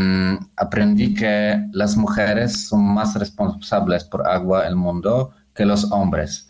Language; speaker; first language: Spanish; non-native, learner; Polish